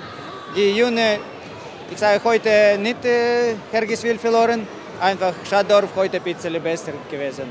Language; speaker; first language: German; non-native, learner; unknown